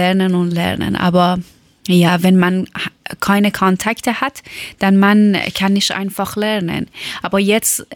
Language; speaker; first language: German; non-native, learner; Persian